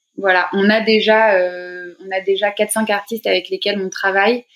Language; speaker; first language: French; native; French